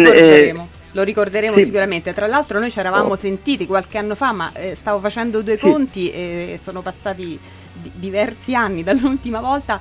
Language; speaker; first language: Italian; native; Italian